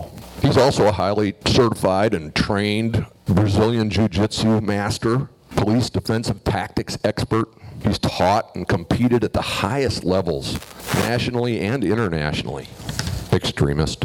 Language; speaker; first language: English; native; English